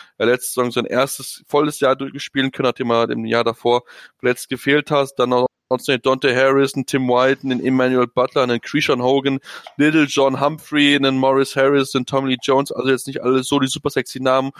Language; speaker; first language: German; native; German